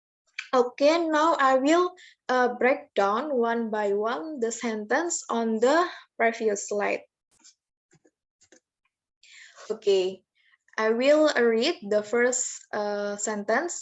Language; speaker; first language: English; non-native, learner; Indonesian